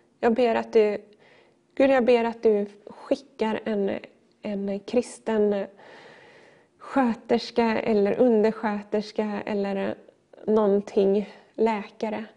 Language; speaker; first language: Swedish; native; Swedish